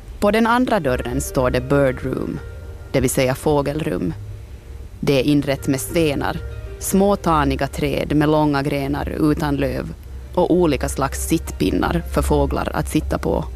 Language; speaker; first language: Swedish; native; Swedish